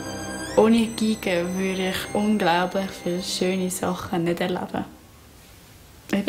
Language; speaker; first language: German; native; German